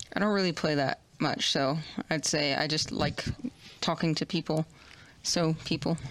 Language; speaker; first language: English; native; English